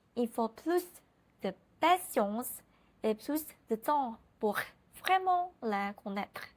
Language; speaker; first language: French; non-native, learner; Vietnamese